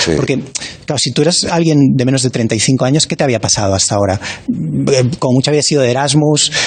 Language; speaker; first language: Spanish; native; Spanish